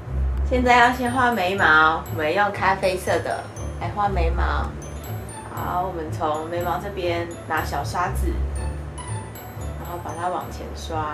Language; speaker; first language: Chinese; native; Chinese